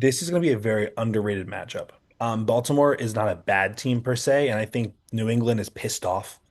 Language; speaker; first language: English; native; English